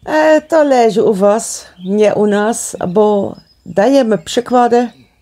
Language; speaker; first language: Polish; non-native, learner; Dutch